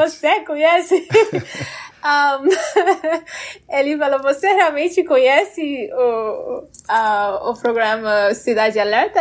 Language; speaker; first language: Portuguese; non-native, fluent; English